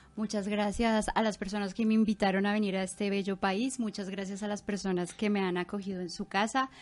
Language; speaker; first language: Spanish; native; Spanish